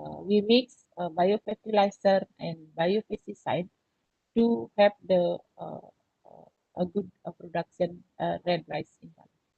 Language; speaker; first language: English; non-native, learner; Indonesian